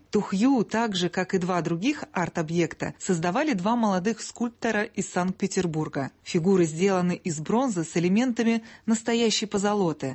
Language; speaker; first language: Russian; native; Russian